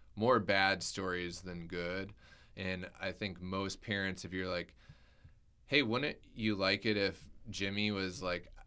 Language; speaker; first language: English; native; English